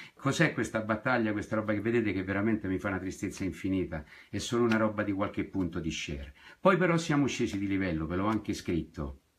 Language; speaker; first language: Italian; native; Italian